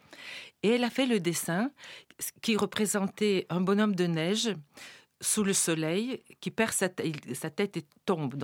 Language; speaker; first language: French; non-native, fluent; Bulgarian